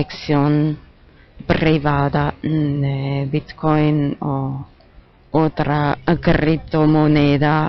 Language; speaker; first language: Spanish; non-native, learner; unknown